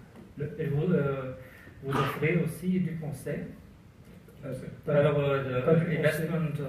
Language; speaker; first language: French; non-native, learner; German